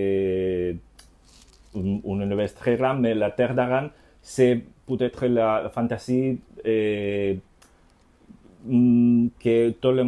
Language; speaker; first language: French; non-native, learner; Spanish